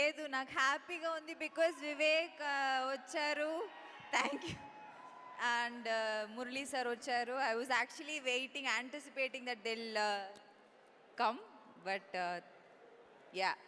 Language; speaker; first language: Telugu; non-native, learner; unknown